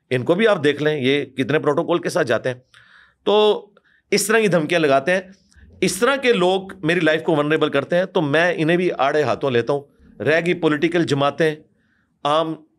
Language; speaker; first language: Urdu; non-native, local second language; Punjabi